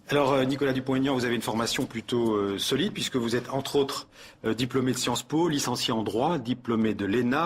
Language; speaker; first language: French; native; French